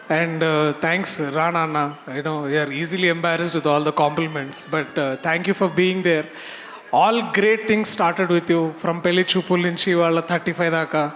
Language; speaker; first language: Telugu; native; Telugu